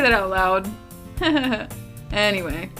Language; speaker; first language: English; native; English